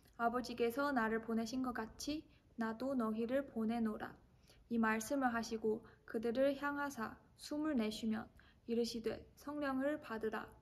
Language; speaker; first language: Korean; non-native, fluent; Chinese